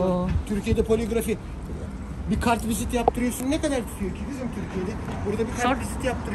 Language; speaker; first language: Turkish; native; Turkish